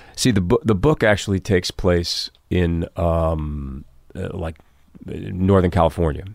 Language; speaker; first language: English; native; English